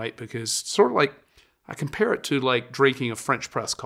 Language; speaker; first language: English; native; English